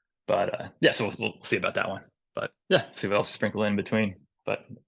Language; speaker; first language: English; native; English